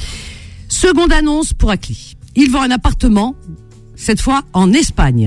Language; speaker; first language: French; native; French